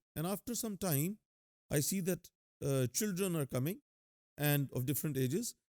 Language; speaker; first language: English; non-native, local second language; Urdu